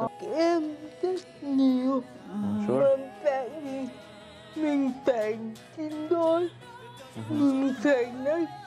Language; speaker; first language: Vietnamese; early bilingual, heritage; Vietnamese